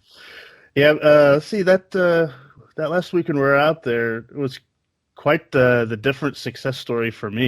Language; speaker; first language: English; native; English